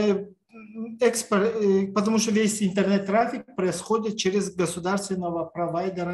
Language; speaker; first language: Russian; non-native, local second language; Tajik